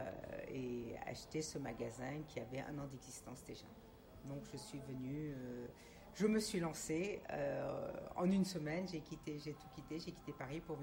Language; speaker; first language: French; non-native, local second language; Armenian